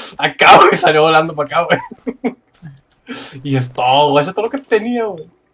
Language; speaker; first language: Spanish; early bilingual, heritage; Spanish